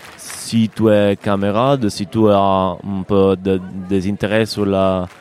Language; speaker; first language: French; non-native, learner; Italian